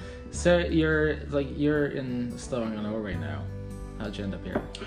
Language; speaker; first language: English; non-native, fluent; Norwegian